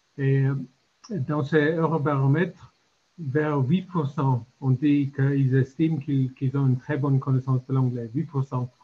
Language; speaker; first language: French; non-native, fluent; English